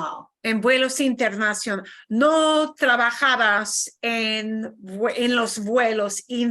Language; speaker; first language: Spanish; non-native, fluent; English